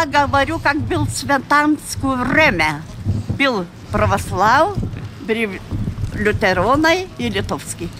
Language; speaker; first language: Russian; non-native, learner; Lithuanian